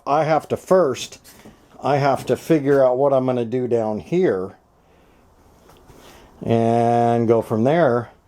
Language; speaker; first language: English; native; English